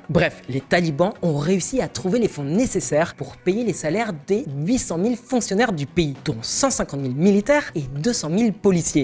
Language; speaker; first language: French; native; French